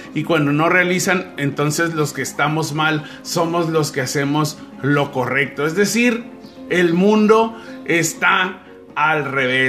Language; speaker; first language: Spanish; native; Spanish